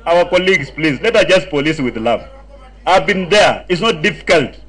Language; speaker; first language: English; non-native, local second language; Swahili